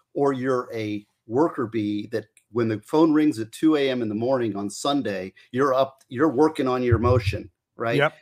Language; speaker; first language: English; native; English